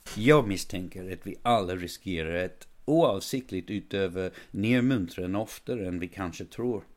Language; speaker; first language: Swedish; non-native, fluent; English